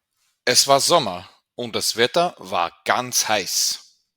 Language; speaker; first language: German; non-native, fluent; English